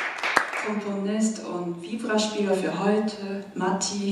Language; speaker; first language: German; non-native, fluent; Korean